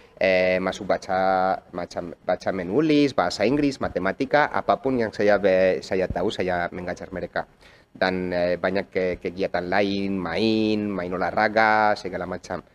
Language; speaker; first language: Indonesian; non-native, fluent; Catalan